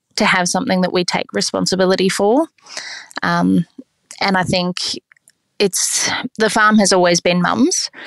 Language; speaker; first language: English; native; English